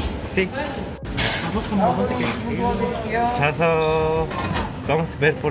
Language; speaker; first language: Spanish; non-native, learner; Korean